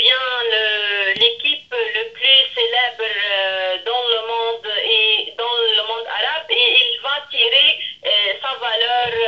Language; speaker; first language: French; non-native, local second language; Arabic